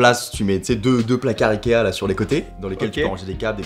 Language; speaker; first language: French; native; French